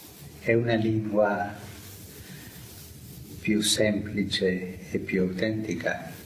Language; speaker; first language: Italian; non-native, fluent; Spanish